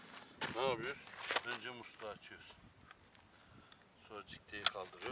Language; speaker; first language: Turkish; native; Turkish